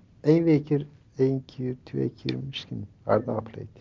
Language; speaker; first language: Dutch; non-native, learner; Turkish